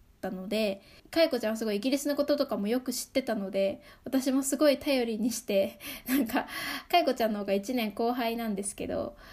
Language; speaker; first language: Japanese; native; Japanese